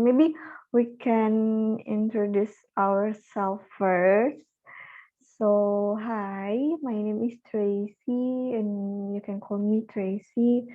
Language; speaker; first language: English; non-native, learner; Indonesian